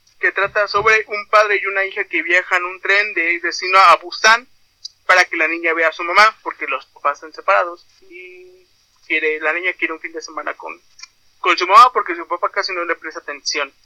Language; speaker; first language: Spanish; native; Spanish